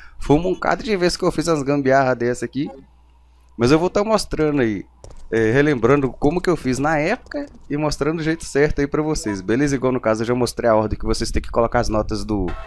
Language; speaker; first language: Portuguese; native; Portuguese